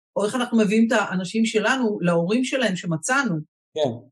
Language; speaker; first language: Hebrew; native; Hebrew